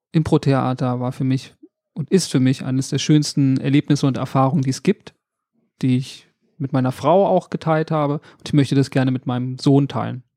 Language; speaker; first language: German; native; German